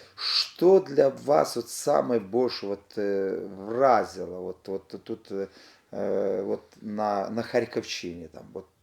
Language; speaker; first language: Russian; non-native, local second language; Ukrainian